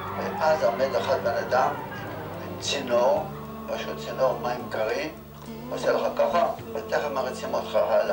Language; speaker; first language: Hebrew; non-native, fluent; Yiddish